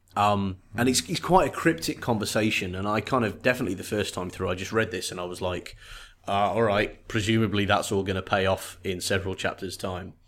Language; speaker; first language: English; native; English